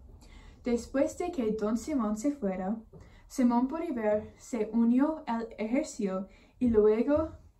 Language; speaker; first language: Spanish; non-native, learner; English